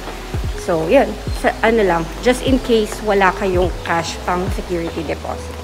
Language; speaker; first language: Filipino; native; Filipino